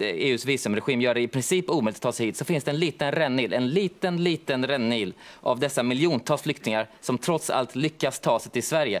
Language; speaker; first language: Swedish; native; Swedish